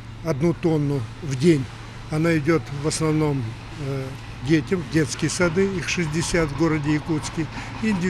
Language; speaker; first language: Russian; native; Russian